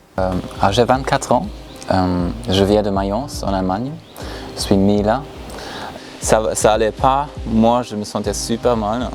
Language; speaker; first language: French; non-native, fluent; German